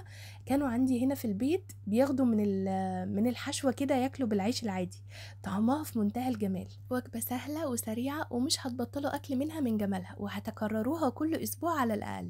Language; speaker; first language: Arabic; native; Arabic